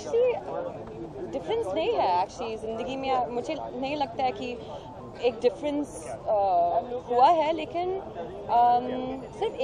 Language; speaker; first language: Hindi; non-native, learner; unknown